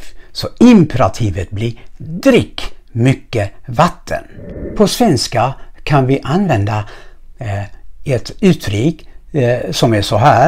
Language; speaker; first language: Swedish; non-native, fluent; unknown